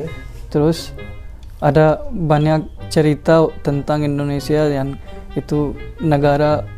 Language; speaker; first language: Indonesian; non-native, learner; Hindi